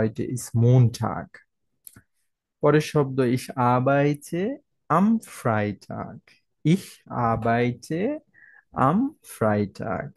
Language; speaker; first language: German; non-native, fluent; Bangla